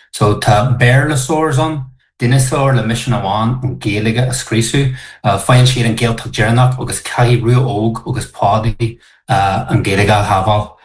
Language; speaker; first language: Irish; non-native, local second language; English